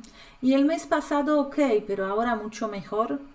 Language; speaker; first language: Spanish; non-native, fluent; Polish